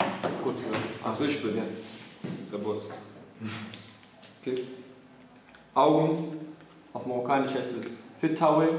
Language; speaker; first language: German; early bilingual, other home language; Arabic